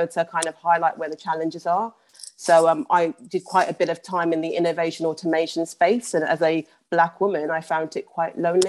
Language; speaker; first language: English; native; English